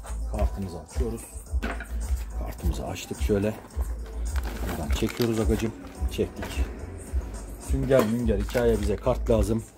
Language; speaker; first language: Turkish; native; Turkish